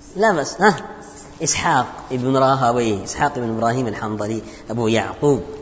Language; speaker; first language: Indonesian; non-native, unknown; Arabic